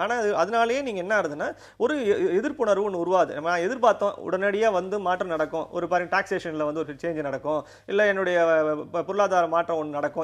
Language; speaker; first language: Tamil; native; Tamil